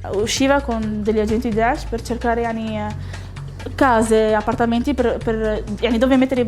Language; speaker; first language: Italian; early bilingual, other home language; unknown